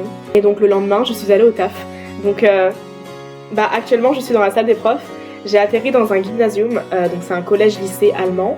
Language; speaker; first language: French; native; French